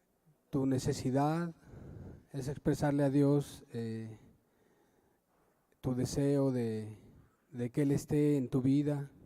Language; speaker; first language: Spanish; native; Spanish